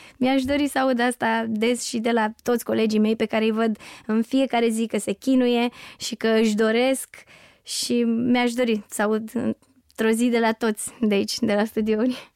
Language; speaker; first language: Romanian; native; Romanian